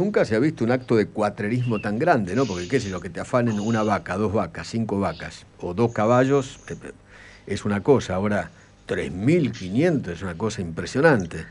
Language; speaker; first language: Spanish; native; Spanish